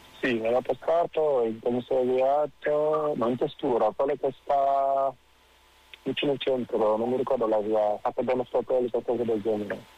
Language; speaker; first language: Italian; non-native, fluent; Wolof